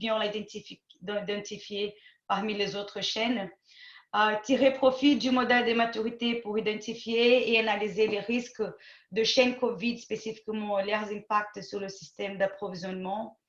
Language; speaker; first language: French; non-native, fluent; Portuguese